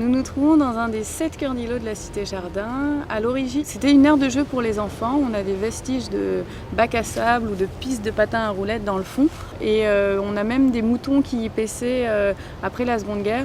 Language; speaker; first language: French; native; French